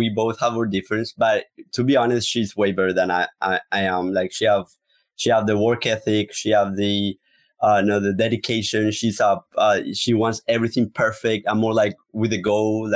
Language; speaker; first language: English; non-native, fluent; Spanish